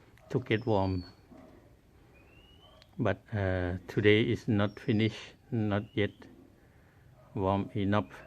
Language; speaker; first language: English; non-native, learner; Thai